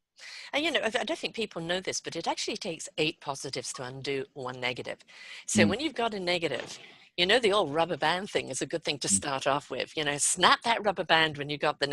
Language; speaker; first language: English; native; English